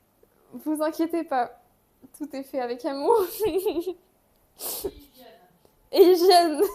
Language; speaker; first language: French; native; French